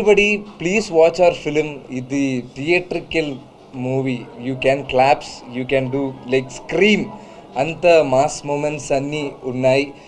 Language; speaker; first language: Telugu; non-native, learner; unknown